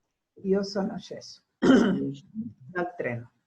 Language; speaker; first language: Italian; non-native, learner; Spanish